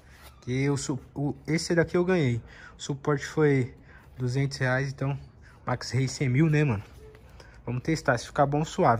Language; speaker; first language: Portuguese; native; Portuguese